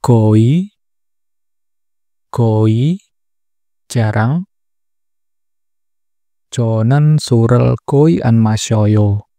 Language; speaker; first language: Korean; non-native, learner; Indonesian